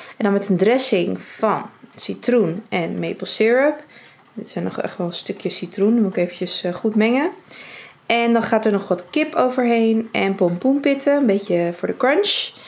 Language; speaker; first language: Dutch; early bilingual, other home language; Armenian